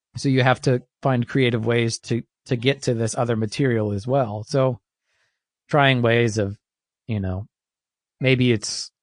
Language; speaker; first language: English; native; English